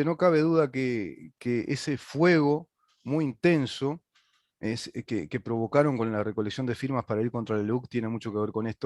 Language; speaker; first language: Spanish; native; Spanish